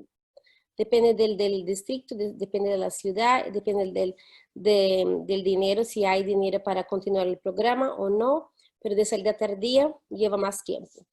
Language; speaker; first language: Spanish; non-native, fluent; English